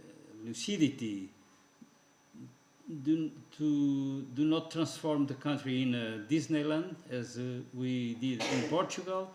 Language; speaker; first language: English; non-native, fluent; Portuguese